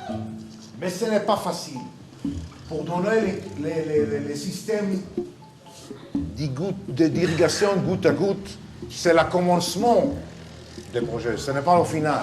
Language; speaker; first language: French; non-native, learner; Hebrew